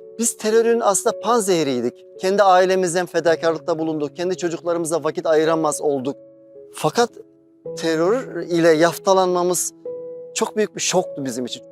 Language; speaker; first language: Turkish; native; Turkish